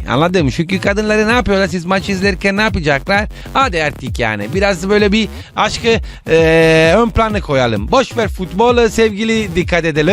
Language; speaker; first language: Turkish; non-native, learner; Italian